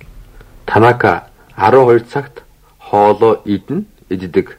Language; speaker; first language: Mongolian; native; Mongolian